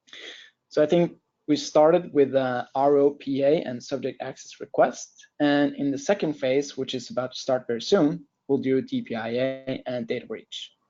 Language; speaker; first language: English; non-native, fluent; Norwegian